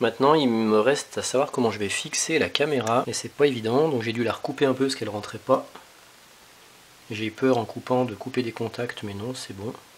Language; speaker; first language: French; native; French